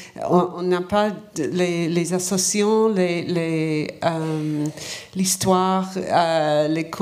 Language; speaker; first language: French; non-native, learner; English